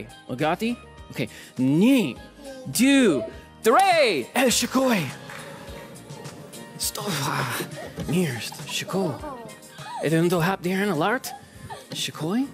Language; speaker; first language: Albanian; non-native, learner; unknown